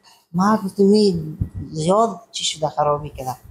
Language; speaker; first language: Persian; non-native, local second language; Hazaragi